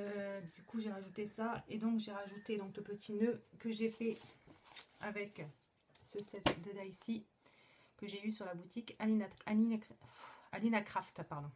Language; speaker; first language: French; native; French